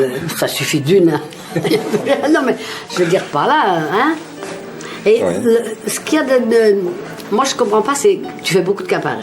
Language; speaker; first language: French; native; French